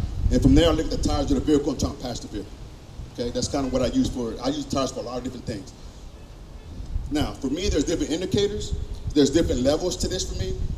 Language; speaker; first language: English; native; English